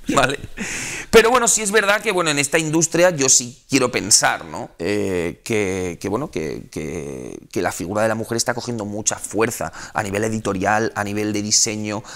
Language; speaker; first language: Spanish; native; Spanish